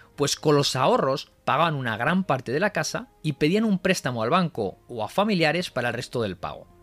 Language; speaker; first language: Spanish; native; Spanish